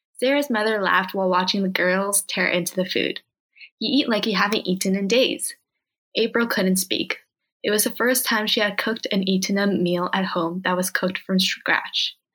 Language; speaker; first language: English; early bilingual, other home language; Korean